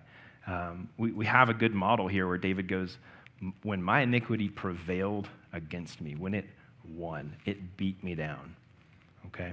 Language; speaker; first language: English; native; English